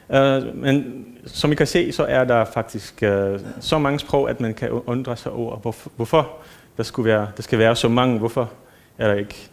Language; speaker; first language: Danish; non-native, fluent; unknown